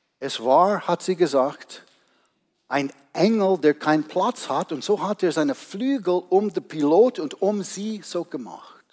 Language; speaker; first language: German; non-native, fluent; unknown